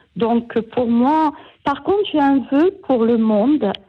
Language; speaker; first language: French; native; French